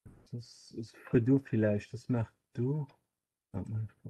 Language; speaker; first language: German; non-native, local second language; Luxembourgish